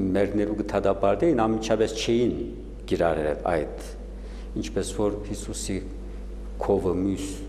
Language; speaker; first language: Armenian; early bilingual, heritage; Armenian